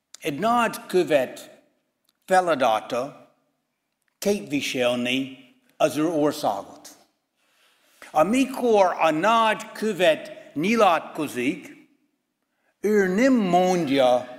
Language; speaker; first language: Hungarian; non-native, fluent; English